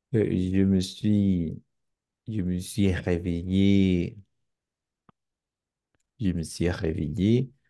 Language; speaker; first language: French; non-native, learner; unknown